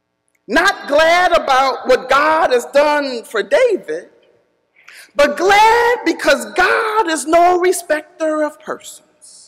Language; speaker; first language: English; native; English